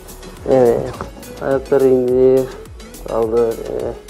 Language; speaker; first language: Turkish; native; Turkish